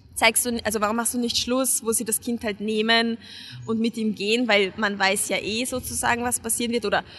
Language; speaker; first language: German; non-native, fluent; Hungarian